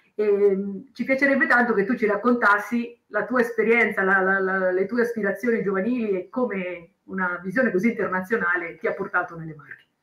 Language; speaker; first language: Italian; native; Italian